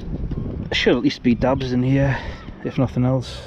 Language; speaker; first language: English; native; English